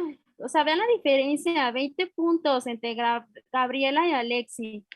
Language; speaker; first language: Spanish; native; Spanish